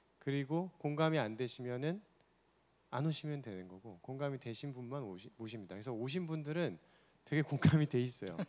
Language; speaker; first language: Korean; native; Korean